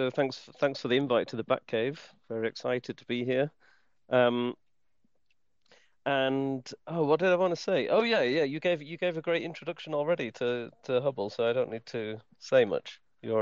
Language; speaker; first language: English; native; English